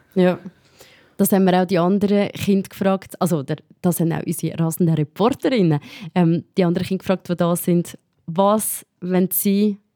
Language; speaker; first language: German; native; German